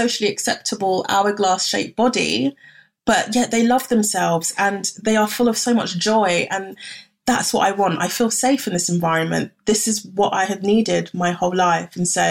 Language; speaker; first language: English; native; English